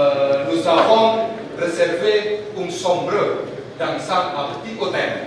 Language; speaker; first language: French; non-native, learner; Indonesian